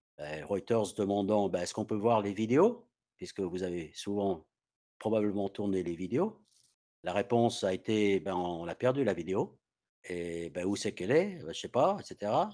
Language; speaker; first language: French; non-native, fluent; English